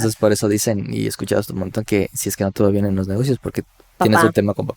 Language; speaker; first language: Spanish; native; Spanish